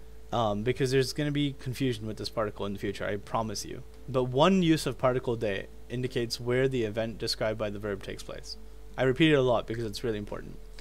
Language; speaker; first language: English; native; English